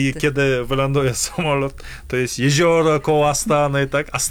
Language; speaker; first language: Polish; non-native, fluent; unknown